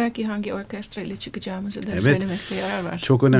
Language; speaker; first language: Turkish; non-native, fluent; Dutch